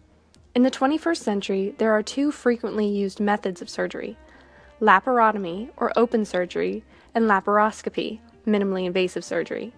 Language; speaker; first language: English; native; English